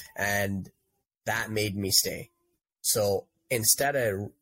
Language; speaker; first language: English; native; English